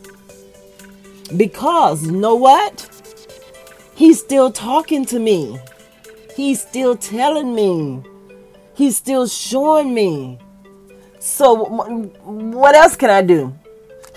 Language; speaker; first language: English; native; English